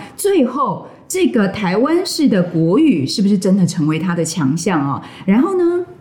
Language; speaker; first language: Chinese; native; Chinese